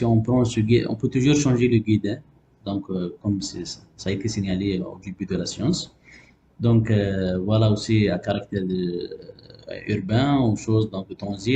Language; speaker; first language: French; non-native, local second language; Arabic